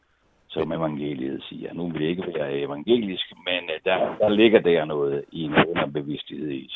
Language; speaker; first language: Danish; non-native, fluent; Italian